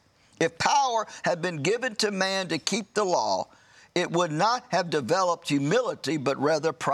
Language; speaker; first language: English; native; English